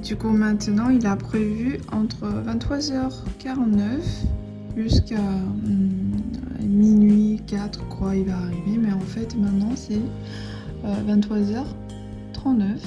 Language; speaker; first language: French; non-native, learner; Chinese